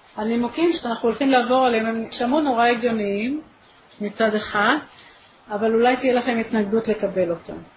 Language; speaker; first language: Hebrew; native; Hebrew